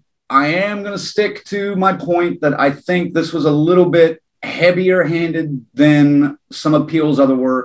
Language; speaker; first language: English; native; English